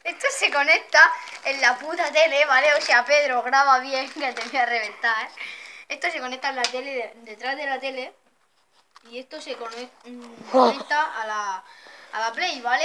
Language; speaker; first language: Spanish; native; Spanish